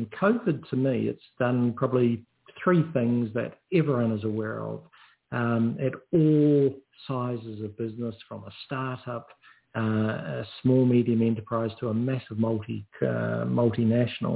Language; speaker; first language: English; native; English